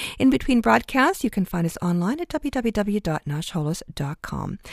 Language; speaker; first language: English; early bilingual, other home language; Ukrainian